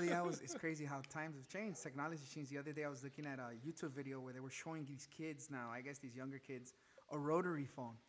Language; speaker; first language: English; early bilingual, other home language; Spanish